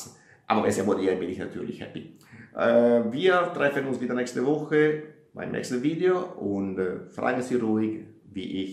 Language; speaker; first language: German; non-native, fluent; Italian